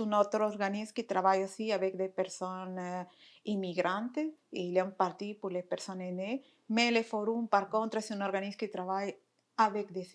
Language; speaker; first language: French; non-native, fluent; Spanish